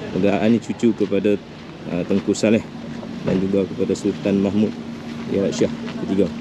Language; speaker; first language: Malay; native; Malay